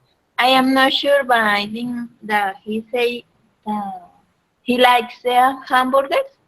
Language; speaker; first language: English; non-native, learner; Spanish